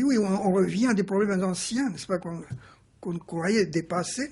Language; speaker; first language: French; non-native, fluent; Romanian